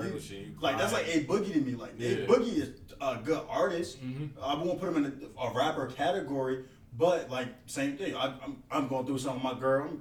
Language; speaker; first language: English; native; English